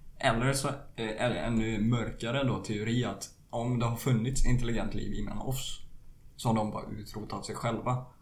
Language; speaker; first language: Swedish; native; Swedish